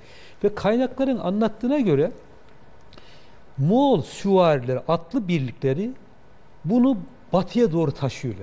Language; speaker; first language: Turkish; native; Turkish